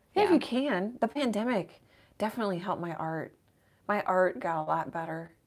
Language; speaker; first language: English; native; English